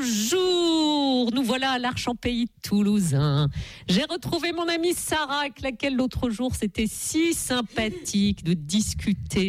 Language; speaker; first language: French; native; French